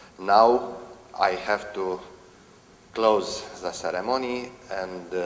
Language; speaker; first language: English; non-native, fluent; Romanian